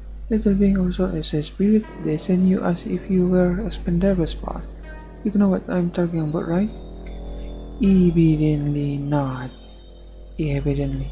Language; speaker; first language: English; non-native, learner; Indonesian